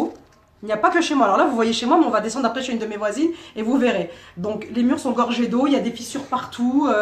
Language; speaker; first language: French; native; French